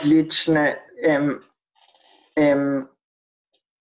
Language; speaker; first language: Russian; non-native, learner; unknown